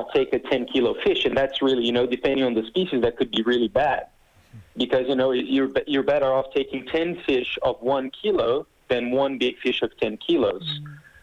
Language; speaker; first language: English; non-native, fluent; Portuguese